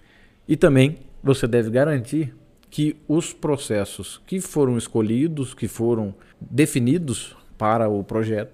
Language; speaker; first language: Portuguese; native; Portuguese